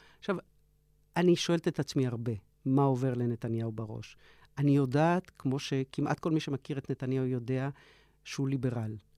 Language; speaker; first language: Hebrew; early bilingual, other home language; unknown